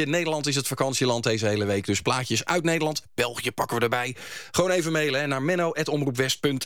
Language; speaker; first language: Dutch; native; Dutch